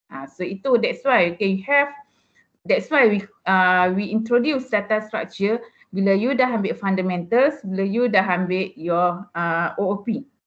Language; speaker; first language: English; non-native, local second language; Malay